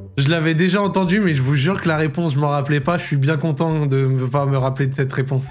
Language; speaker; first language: French; native; French